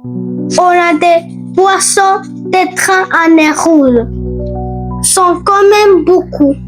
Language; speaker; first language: French; non-native, learner; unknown